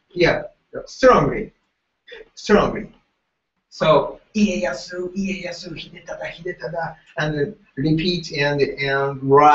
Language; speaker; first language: English; non-native, learner; Japanese